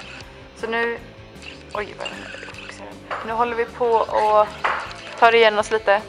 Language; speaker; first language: Swedish; native; Swedish